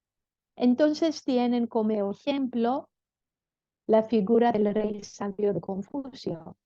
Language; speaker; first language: Spanish; non-native, fluent; Greek